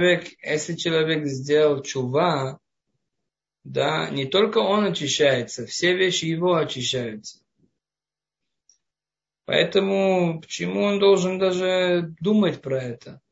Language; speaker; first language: Russian; non-native, fluent; Hebrew